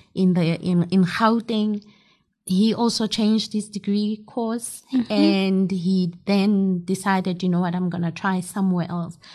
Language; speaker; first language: English; non-native, local second language; Southern Sotho